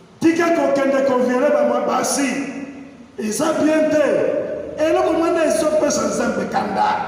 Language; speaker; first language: Lingala; native; Lingala